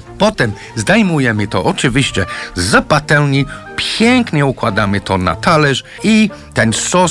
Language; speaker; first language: Polish; non-native, learner; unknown